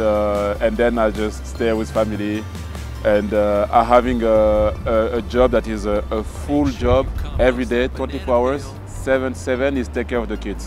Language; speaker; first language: English; non-native, fluent; French